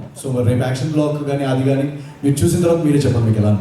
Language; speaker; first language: Telugu; native; Telugu